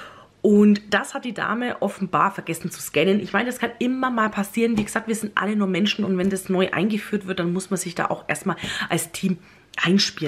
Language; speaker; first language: German; native; German